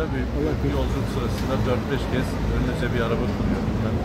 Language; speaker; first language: Turkish; native; Turkish